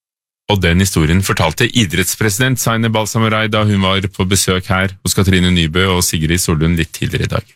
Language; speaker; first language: Norwegian; native; Norwegian